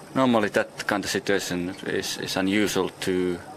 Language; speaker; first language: English; non-native, fluent; Finnish